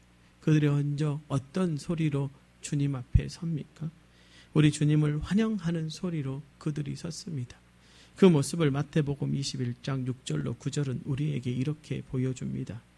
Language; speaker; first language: Korean; native; Korean